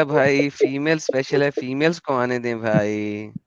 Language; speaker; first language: Hindi; native; Hindi